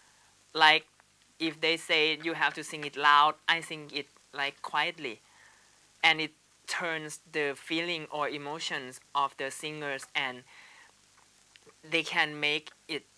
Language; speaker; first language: English; non-native, learner; Thai